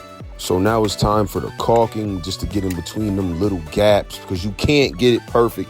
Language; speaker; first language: English; native; English